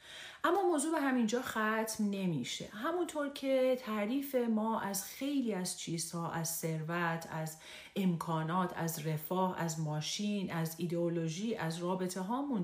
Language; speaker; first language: Persian; native; Persian